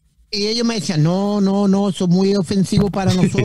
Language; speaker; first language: Spanish; early bilingual, heritage; Spanish